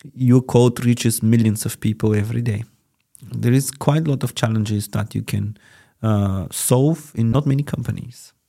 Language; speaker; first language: English; non-native, fluent; Bulgarian